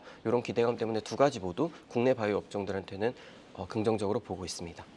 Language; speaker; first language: Korean; native; Korean